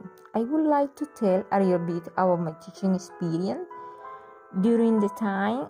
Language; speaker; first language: English; non-native, learner; Spanish